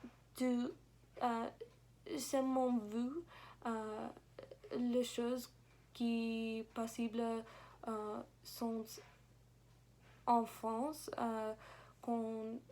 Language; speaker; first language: French; non-native, learner; English